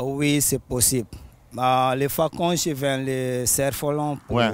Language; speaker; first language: French; non-native, local second language; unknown